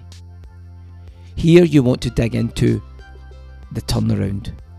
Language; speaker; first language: English; native; English